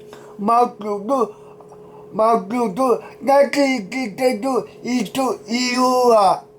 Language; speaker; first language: Japanese; non-native, learner; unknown